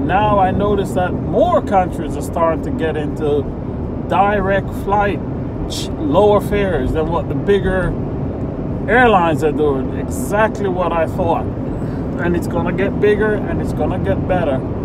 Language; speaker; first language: English; native; English